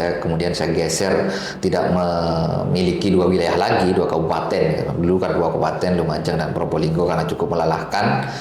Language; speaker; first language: Indonesian; non-native, local second language; Madurese